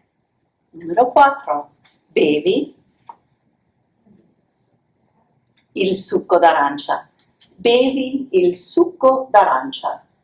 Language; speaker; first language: Italian; non-native, fluent; English